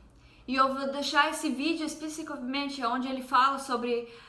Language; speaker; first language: Portuguese; non-native, fluent; Hebrew